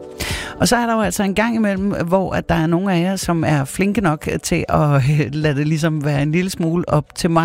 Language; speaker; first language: Danish; native; Danish